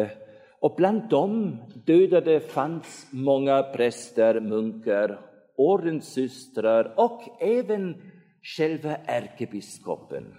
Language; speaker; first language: Swedish; non-native, fluent; German